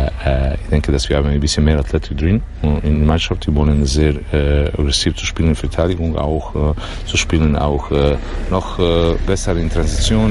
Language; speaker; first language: German; non-native, learner; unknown